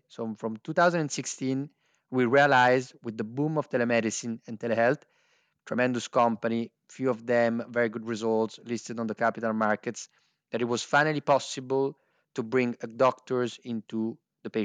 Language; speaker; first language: English; non-native, fluent; Italian